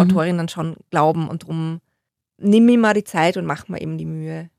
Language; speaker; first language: German; native; German